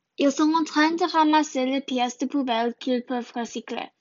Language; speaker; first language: French; non-native, learner; English